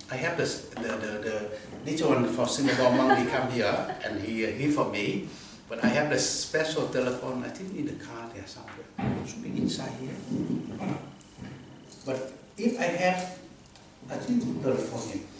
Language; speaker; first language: English; non-native, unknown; Vietnamese